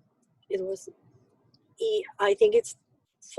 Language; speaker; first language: English; non-native, learner; Spanish